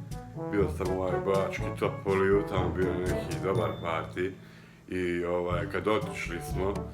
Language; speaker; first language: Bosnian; non-native, local second language; Hungarian